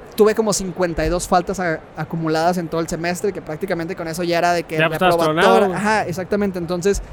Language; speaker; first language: Spanish; native; Spanish